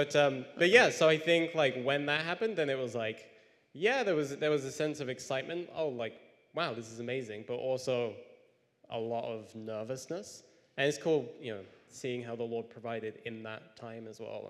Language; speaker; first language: English; native; English